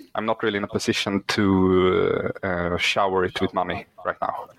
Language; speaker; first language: English; non-native, fluent; Swedish